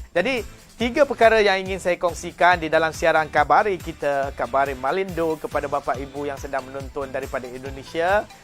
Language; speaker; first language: Malay; native; Malay